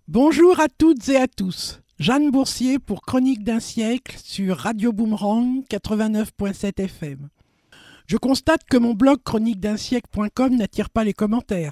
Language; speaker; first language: French; native; French